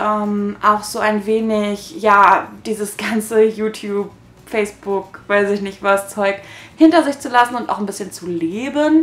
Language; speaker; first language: German; native; German